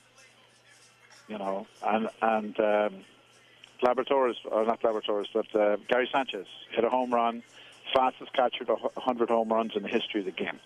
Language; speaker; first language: English; native; English